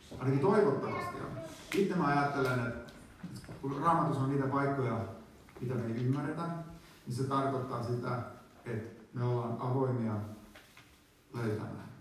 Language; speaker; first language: Finnish; native; Finnish